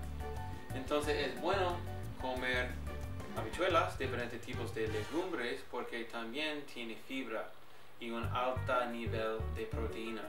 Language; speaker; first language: Spanish; early bilingual, heritage; English